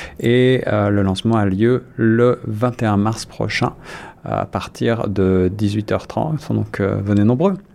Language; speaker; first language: French; native; French